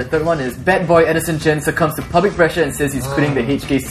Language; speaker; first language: English; native; English